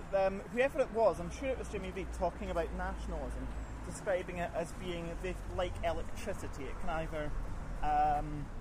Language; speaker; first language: English; native; English